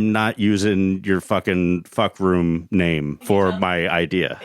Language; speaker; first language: English; native; English